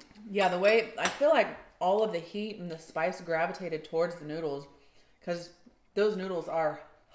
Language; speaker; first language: English; native; English